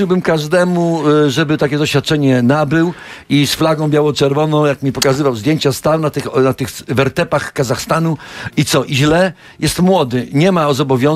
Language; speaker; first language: Polish; native; Polish